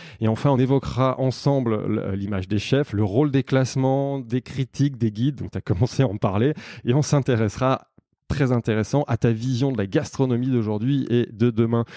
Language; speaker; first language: French; native; French